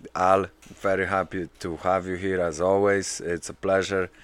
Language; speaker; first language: English; early bilingual, other home language; Polish